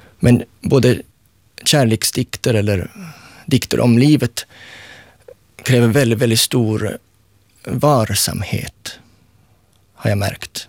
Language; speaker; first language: Swedish; native; Swedish